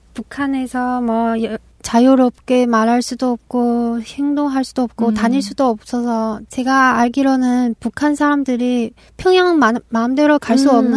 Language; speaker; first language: Korean; non-native, local second language; Chinese